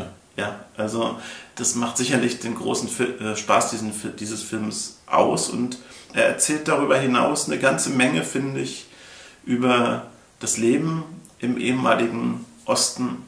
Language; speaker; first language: German; native; German